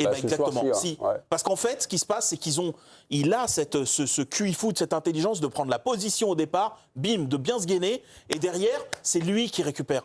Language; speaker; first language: French; native; French